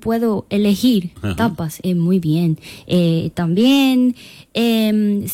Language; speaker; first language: Spanish; non-native, learner; Korean